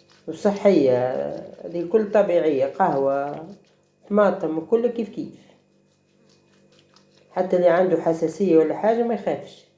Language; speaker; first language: Arabic; native; Arabic